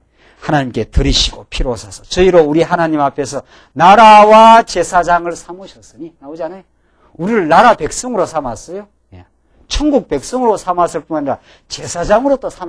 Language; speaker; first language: Korean; native; Korean